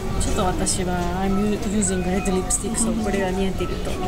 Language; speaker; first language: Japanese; non-native, learner; Georgian